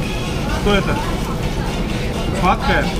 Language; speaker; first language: Russian; native; Russian